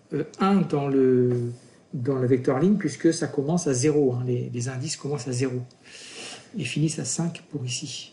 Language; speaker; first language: French; native; French